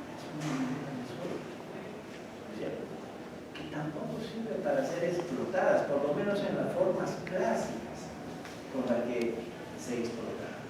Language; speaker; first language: Spanish; non-native, fluent; Italian